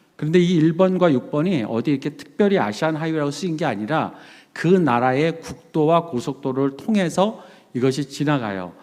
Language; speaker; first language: Korean; native; Korean